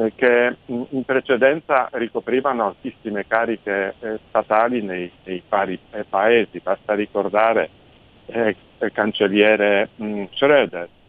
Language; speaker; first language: Italian; non-native, fluent; Polish